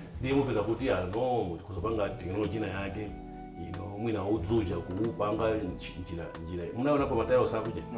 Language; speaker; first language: Nyanja; non-native, local second language; Tumbuka